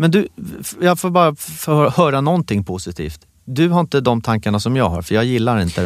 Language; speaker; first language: Swedish; native; Swedish